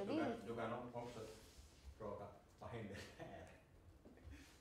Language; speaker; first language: Swedish; non-native, local second language; Finnish